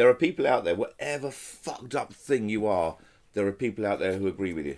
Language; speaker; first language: English; native; English